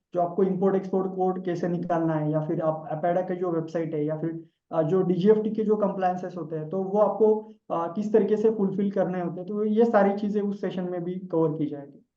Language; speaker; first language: Hindi; non-native, local second language; Marathi